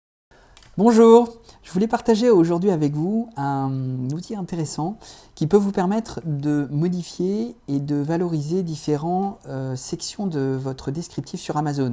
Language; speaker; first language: French; native; French